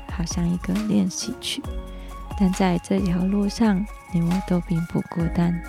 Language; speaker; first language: Chinese; non-native, local second language; Cantonese